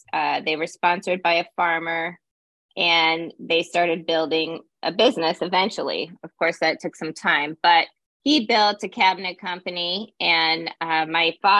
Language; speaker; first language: English; native; English